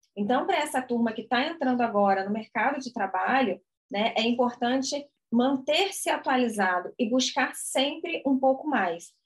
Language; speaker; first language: Portuguese; native; Portuguese